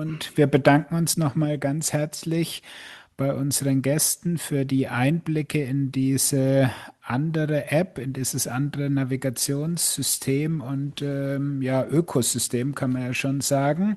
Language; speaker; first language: German; native; German